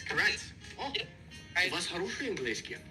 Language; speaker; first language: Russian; non-native, learner; English